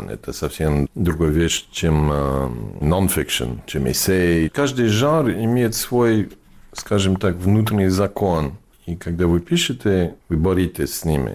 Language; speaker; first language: Russian; non-native, fluent; English